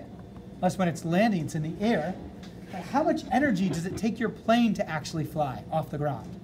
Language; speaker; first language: English; native; English